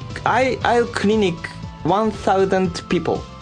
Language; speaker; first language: English; non-native, learner; Japanese